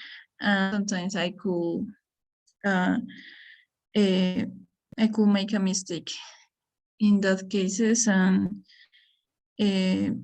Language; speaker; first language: English; non-native, learner; Spanish